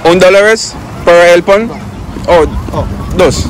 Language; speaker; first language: Spanish; non-native, learner; English